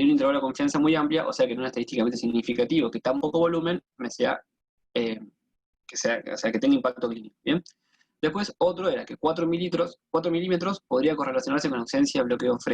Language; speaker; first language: Spanish; native; Spanish